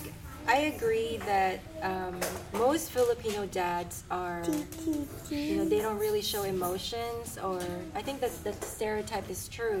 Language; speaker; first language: English; non-native, local second language; Filipino